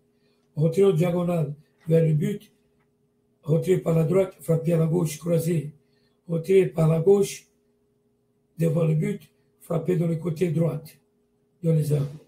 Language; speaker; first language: French; non-native, learner; Portuguese